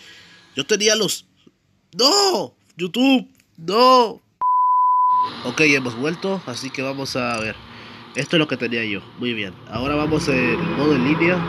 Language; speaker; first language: Spanish; native; Spanish